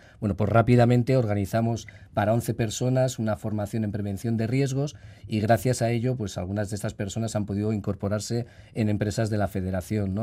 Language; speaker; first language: Spanish; native; Spanish